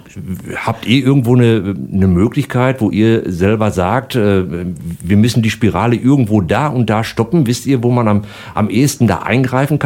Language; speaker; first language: German; native; German